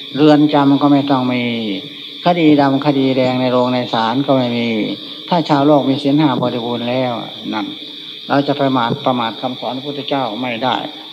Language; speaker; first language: Thai; native; Thai